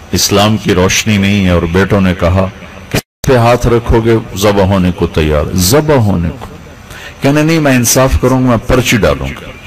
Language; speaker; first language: Urdu; non-native, local second language; Punjabi